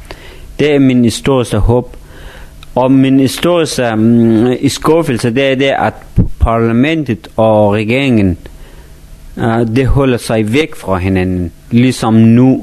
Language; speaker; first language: Danish; non-native, fluent; Persian